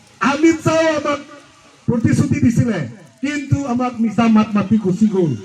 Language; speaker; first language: Assamese; non-native, local second language; Karbi